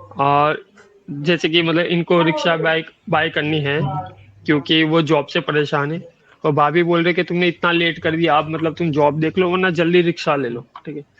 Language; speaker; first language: Hindi; non-native, local second language; Gujarati